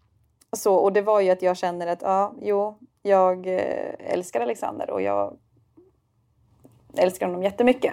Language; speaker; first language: Swedish; native; Swedish